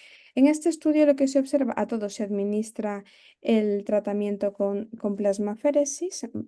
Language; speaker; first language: Spanish; native; Spanish